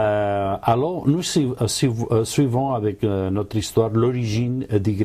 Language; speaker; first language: French; non-native, fluent; Spanish